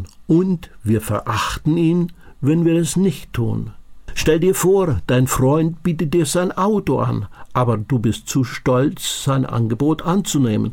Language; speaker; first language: German; native; German